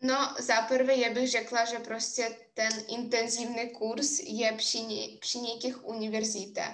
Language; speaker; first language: Czech; non-native, fluent; Russian